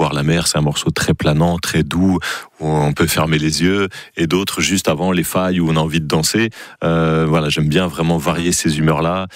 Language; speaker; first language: French; native; French